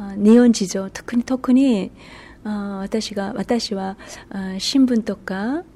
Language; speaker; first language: Japanese; non-native, learner; Korean